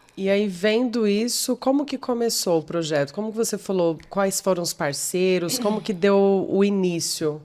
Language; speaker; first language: Portuguese; native; Portuguese